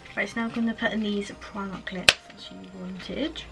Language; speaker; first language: English; native; English